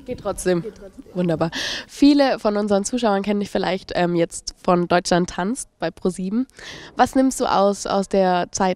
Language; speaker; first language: German; native; German